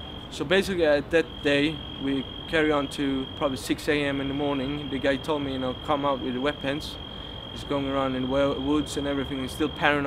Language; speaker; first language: English; non-native, fluent; Swedish